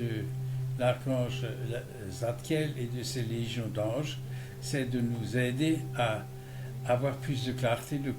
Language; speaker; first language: French; native; French